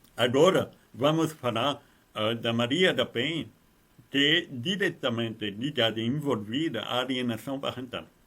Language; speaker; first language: Portuguese; non-native, fluent; French